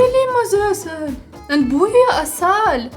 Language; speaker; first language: Persian; non-native, learner; Russian